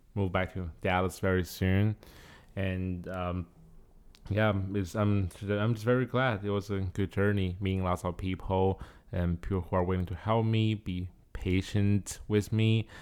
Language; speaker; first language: English; non-native, fluent; Chinese